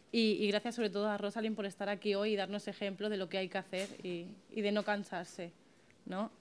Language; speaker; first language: Spanish; native; Spanish